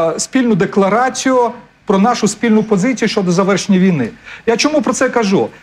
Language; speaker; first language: Ukrainian; non-native, local second language; Russian